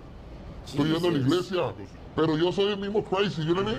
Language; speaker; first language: Spanish; native; Spanish